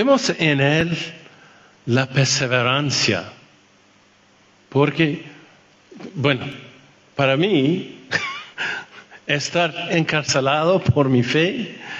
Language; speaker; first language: Spanish; non-native, fluent; French